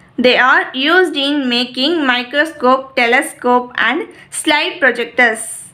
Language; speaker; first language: English; non-native, local second language; Tamil